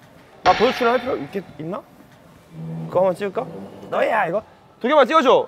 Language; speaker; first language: Korean; native; Korean